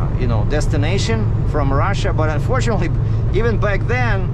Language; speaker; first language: English; native; English